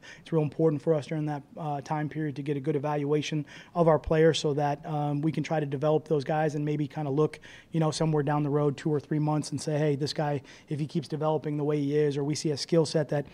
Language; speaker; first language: English; native; English